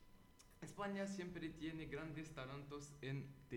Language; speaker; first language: Spanish; non-native, learner; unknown